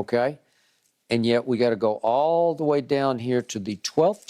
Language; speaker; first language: English; native; English